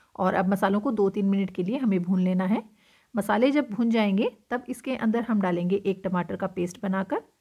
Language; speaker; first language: Hindi; native; Hindi